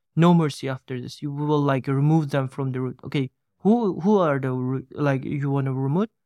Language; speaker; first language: English; non-native, fluent; Uyghur